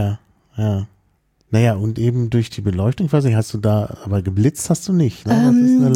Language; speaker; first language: German; native; German